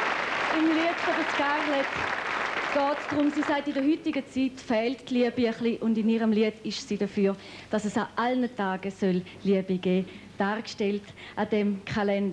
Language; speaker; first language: German; native; German